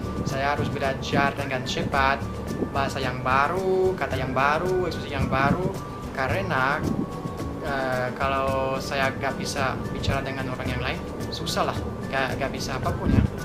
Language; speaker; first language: Indonesian; non-native, fluent; French